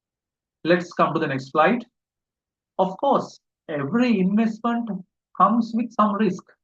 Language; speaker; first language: English; non-native, local second language; Sinhala